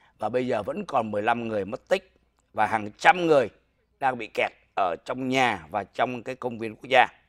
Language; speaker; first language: Vietnamese; native; Vietnamese